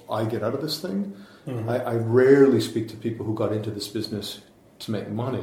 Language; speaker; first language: English; native; English